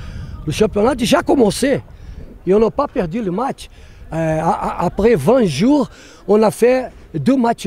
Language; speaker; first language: French; non-native, learner; Portuguese